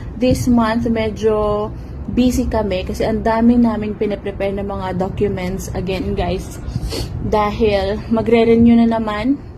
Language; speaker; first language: Filipino; native; Filipino